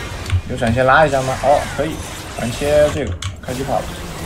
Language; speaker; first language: Chinese; native; Chinese